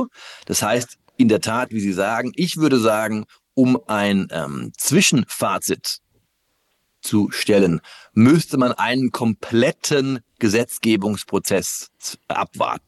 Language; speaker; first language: German; native; German